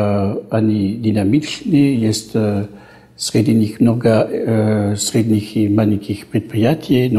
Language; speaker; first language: Russian; non-native, fluent; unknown